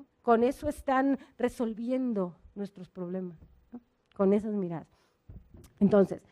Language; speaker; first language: Spanish; native; Spanish